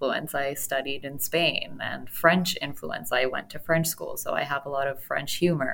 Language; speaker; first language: English; native; English